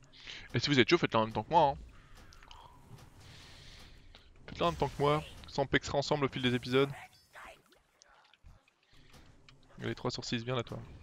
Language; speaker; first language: French; native; French